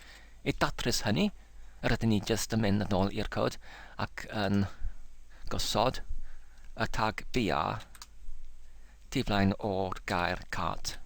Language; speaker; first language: Welsh; non-native, learner; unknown